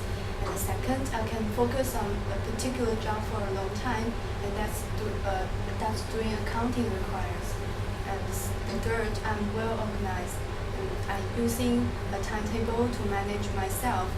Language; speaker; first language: English; non-native, learner; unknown